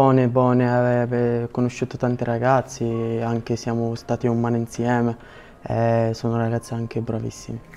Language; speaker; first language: Italian; non-native, learner; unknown